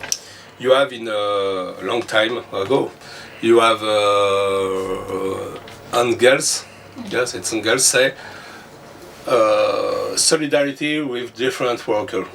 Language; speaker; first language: English; non-native, learner; French